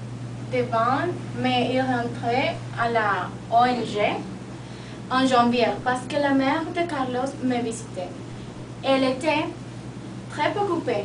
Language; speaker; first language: French; non-native, learner; Spanish